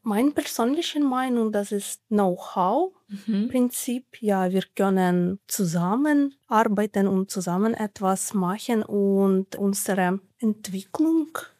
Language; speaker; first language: German; non-native, learner; Ukrainian